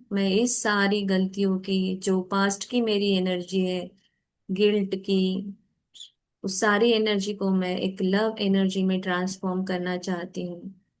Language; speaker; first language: Hindi; native; Hindi